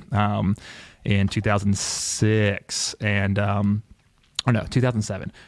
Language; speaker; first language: English; native; English